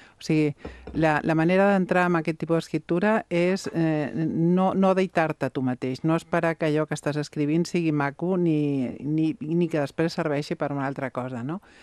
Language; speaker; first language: Catalan; non-native, local second language; Spanish